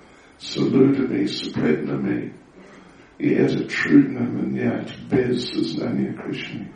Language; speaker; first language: Russian; non-native, learner; English